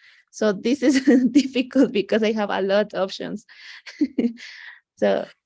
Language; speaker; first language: English; non-native, learner; Spanish